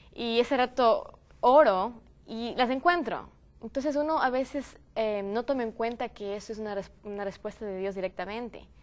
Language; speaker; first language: Spanish; native; Spanish